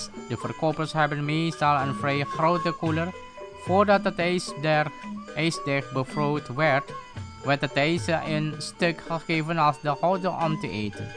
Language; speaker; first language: Dutch; non-native, fluent; Indonesian